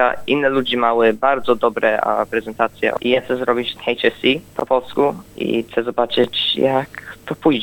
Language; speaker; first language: Polish; early bilingual, heritage; Polish